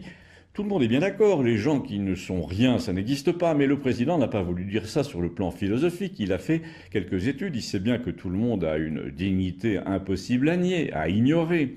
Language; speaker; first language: French; native; French